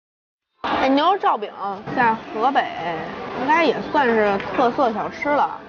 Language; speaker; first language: Chinese; native; Chinese